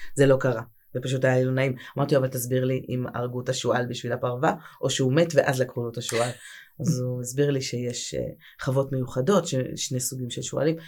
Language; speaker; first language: Hebrew; native; Hebrew